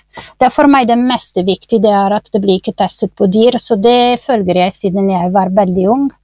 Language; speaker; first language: Norwegian; non-native, fluent; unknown